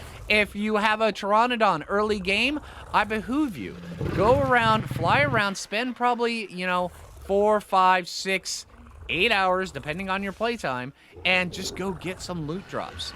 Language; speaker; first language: English; native; English